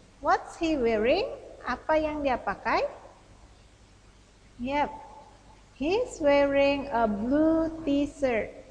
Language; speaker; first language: English; non-native, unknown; Indonesian